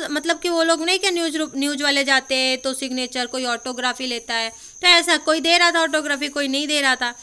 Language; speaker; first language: Hindi; non-native, local second language; Marathi